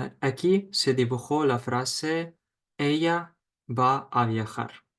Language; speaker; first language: Spanish; non-native, fluent; Ukrainian